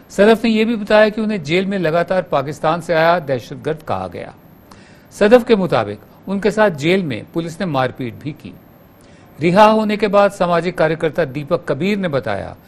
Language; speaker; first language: Hindi; native; Hindi